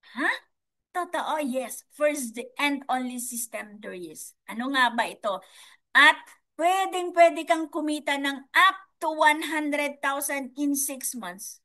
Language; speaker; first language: Filipino; non-native, local second language; Iloko